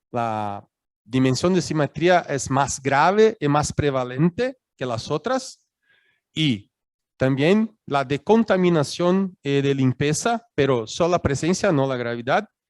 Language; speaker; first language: Spanish; non-native, fluent; Portuguese